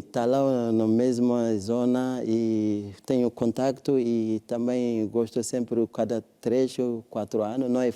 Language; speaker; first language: Portuguese; non-native, learner; French